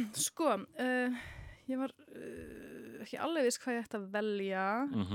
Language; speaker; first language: Icelandic; early bilingual, heritage; Icelandic